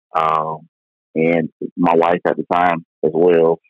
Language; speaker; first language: English; native; English